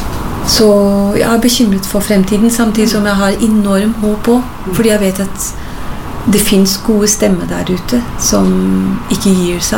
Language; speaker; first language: Norwegian; non-native, fluent; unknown